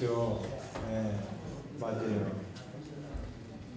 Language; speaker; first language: Korean; native; Korean